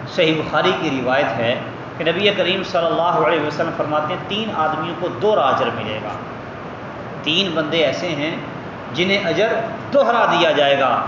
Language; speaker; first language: Urdu; non-native, local second language; Punjabi